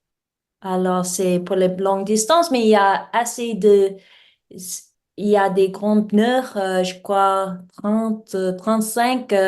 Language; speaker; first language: French; non-native, learner; English